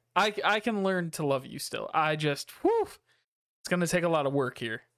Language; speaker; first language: English; native; English